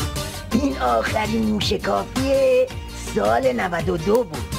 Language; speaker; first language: Persian; native; Persian